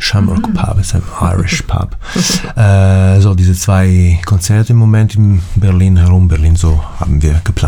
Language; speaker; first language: German; non-native, fluent; Italian